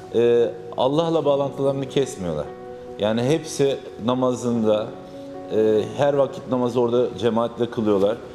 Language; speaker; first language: Turkish; native; Turkish